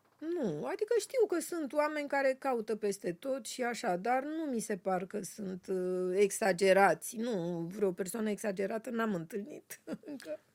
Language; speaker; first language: Romanian; native; Romanian